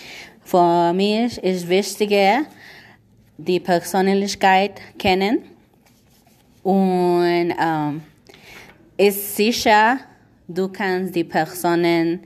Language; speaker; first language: German; non-native, learner; Spanish